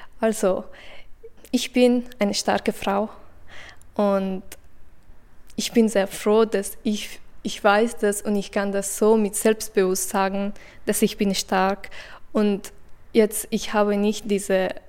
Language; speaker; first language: German; non-native, fluent; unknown